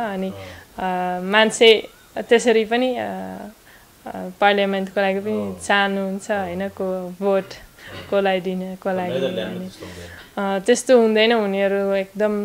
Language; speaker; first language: Nepali; non-native, fluent; Dutch